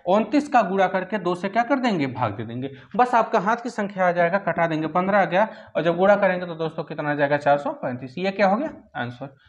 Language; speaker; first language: Hindi; native; Hindi